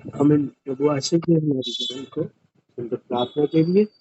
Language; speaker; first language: Hindi; non-native, local second language; Punjabi